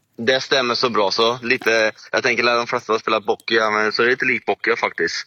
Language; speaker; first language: Swedish; native; Swedish